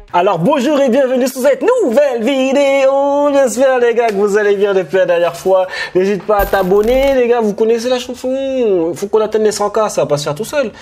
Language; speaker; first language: French; native; French